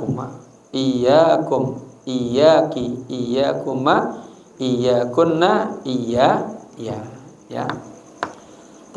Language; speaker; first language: Arabic; non-native, fluent; Indonesian